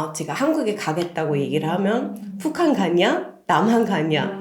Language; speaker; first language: Korean; non-native, fluent; German